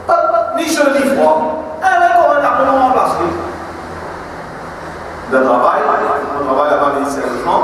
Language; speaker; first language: French; non-native, local second language; Morisyen